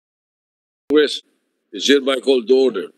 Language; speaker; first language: English; non-native, local second language; Filipino